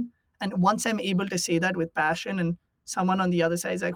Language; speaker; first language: English; non-native, local second language; Hindi